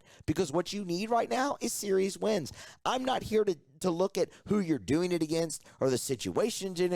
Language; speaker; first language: English; native; English